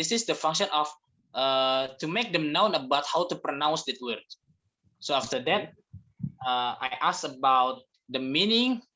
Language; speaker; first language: English; non-native, fluent; Indonesian